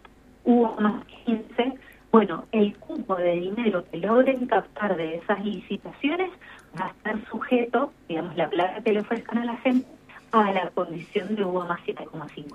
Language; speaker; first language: Spanish; native; Spanish